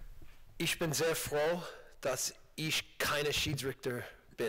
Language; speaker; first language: German; non-native, learner; English